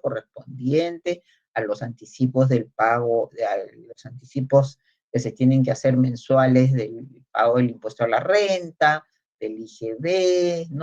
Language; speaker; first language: Spanish; native; Spanish